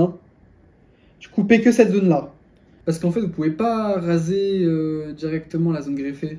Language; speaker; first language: French; native; French